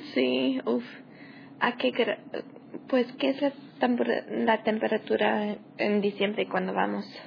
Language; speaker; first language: Spanish; non-native, learner; English